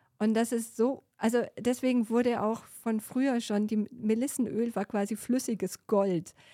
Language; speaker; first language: German; native; German